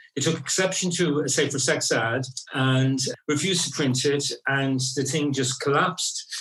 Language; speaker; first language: English; native; English